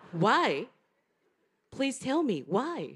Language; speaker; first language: English; non-native, learner; Japanese